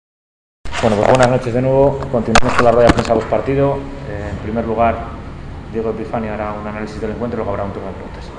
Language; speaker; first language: Spanish; native; Spanish